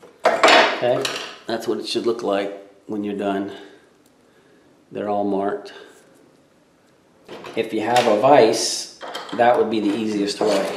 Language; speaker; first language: English; native; English